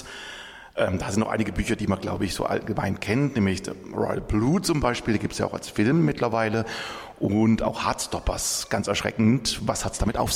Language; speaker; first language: German; native; German